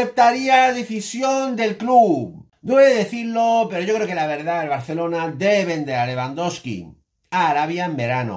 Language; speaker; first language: Spanish; native; Spanish